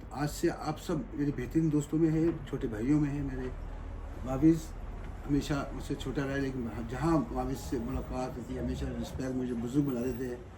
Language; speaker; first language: Urdu; native; Urdu